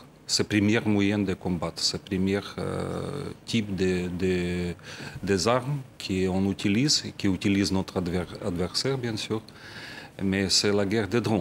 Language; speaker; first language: French; non-native, fluent; Ukrainian